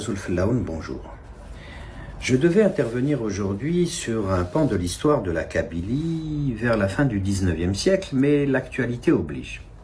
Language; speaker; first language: French; non-native, local second language; Kabyle